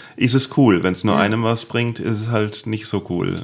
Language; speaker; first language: German; native; German